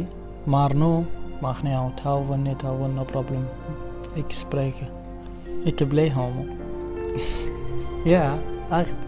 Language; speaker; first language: Dutch; non-native, learner; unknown